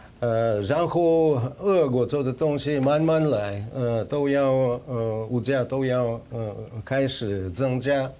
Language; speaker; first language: Chinese; non-native, fluent; Russian